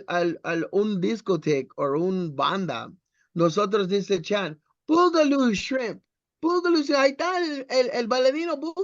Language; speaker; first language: Spanish; non-native, learner; English